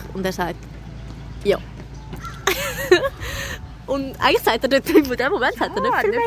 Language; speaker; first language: German; native; German